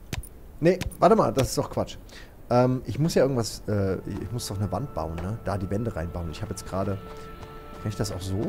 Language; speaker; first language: German; native; German